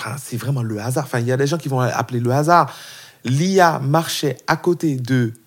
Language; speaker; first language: French; non-native, local second language; Haitian Creole